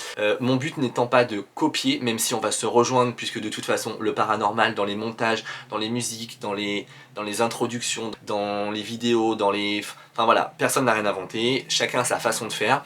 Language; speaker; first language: French; native; French